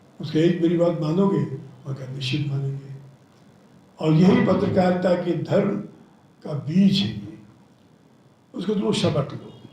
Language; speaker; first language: Hindi; non-native, local second language; Telugu